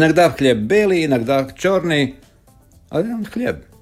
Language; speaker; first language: Russian; non-native, local second language; Latvian